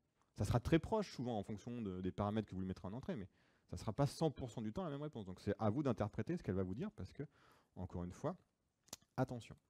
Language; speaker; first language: French; native; French